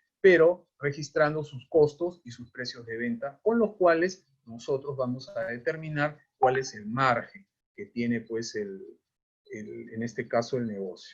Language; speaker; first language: Spanish; native; Spanish